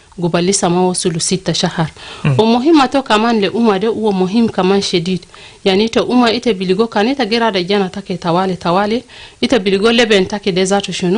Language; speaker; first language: Arabic; non-native, local second language; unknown